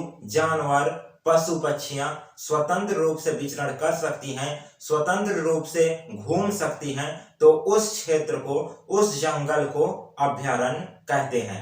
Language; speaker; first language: Hindi; native; Hindi